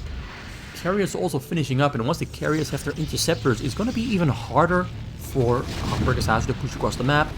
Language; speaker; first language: English; native; English